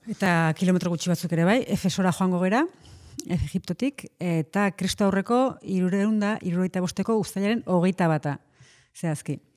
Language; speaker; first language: Basque; native; Basque